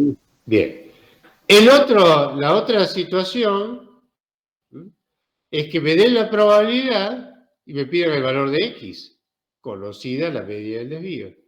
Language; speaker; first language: Spanish; native; Spanish